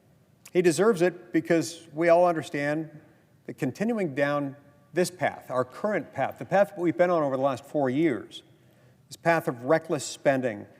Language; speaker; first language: English; native; English